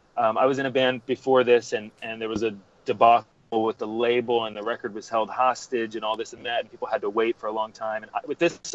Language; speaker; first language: English; native; English